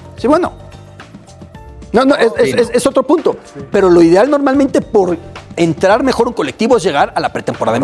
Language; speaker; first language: Spanish; native; Spanish